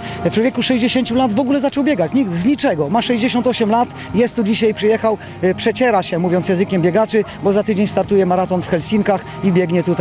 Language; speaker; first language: Polish; native; Polish